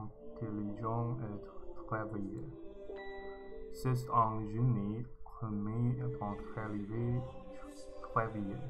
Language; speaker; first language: French; non-native, learner; Chinese